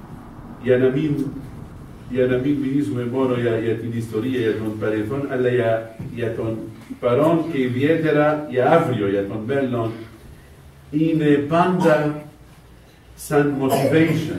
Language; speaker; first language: Greek; non-native, fluent; Arabic